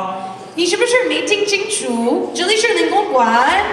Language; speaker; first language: Chinese; non-native, learner; English